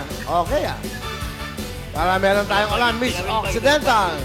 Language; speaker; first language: Filipino; native; Filipino